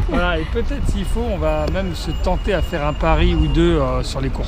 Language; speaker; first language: French; native; French